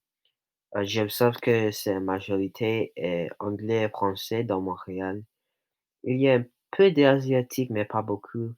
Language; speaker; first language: French; non-native, local second language; English